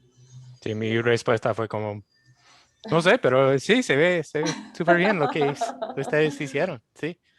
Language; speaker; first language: Spanish; non-native, fluent; English